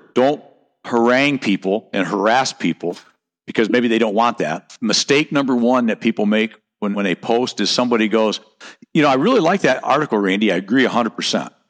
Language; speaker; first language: English; native; English